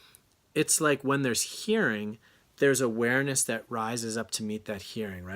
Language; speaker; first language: English; native; English